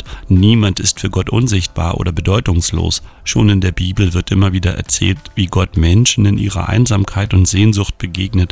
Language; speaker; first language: German; native; German